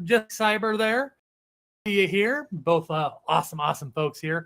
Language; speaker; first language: English; native; English